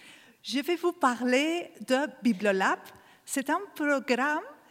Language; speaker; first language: French; non-native, learner; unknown